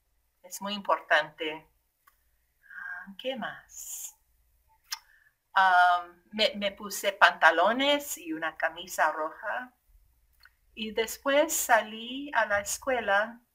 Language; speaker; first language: Spanish; non-native, fluent; English